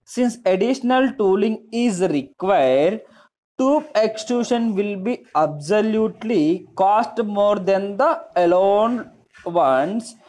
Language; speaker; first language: English; non-native, local second language; Telugu